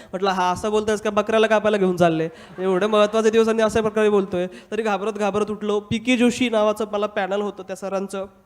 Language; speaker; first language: Marathi; non-native, local second language; Hindi